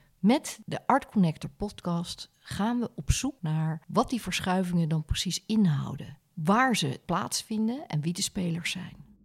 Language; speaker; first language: Dutch; native; Dutch